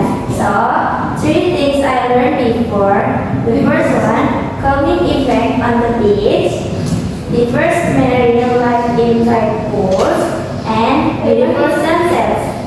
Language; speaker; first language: English; non-native, learner; Indonesian